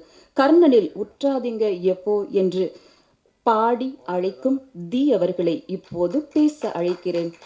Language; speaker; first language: Tamil; native; Tamil